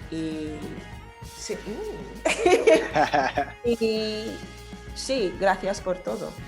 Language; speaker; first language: Spanish; non-native, learner; English